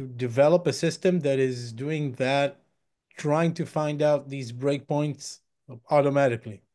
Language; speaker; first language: English; non-native, fluent; Hebrew